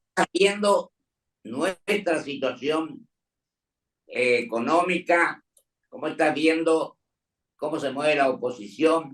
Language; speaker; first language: Spanish; native; Spanish